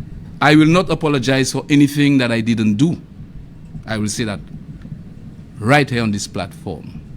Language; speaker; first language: English; non-native, local second language; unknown